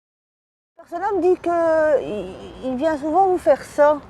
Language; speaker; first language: French; native; French